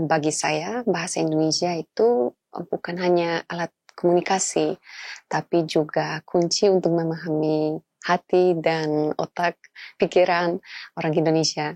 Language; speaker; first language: Indonesian; non-native, fluent; Polish